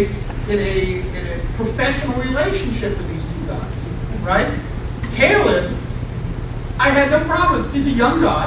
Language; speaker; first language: English; native; English